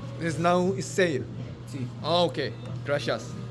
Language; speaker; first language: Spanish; non-native, learner; Korean